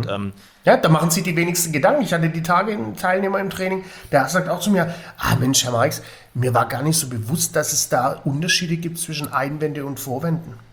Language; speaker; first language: German; native; German